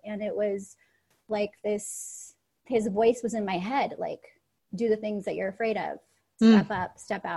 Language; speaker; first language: English; early bilingual, other home language; Russian